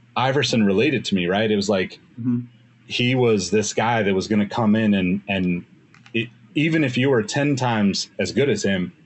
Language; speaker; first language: English; native; English